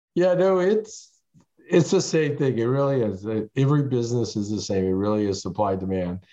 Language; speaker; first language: English; early bilingual, other home language; French